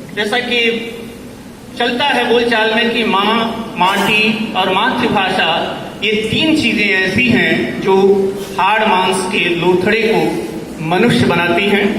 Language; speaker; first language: Hindi; native; Hindi